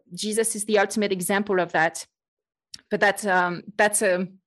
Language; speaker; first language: English; non-native, fluent; French